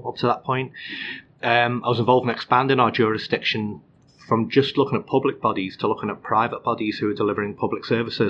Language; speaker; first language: English; native; English